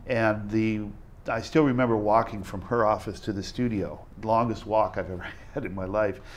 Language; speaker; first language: English; native; English